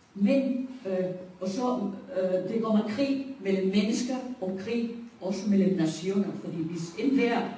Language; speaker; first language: Danish; non-native, fluent; Spanish